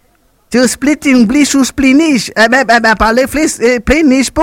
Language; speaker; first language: French; non-native, local second language; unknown